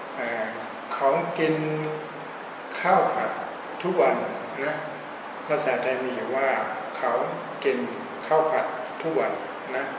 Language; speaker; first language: Thai; non-native, fluent; Burmese